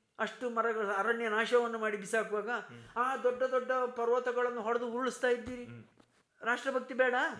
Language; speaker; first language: Kannada; native; Kannada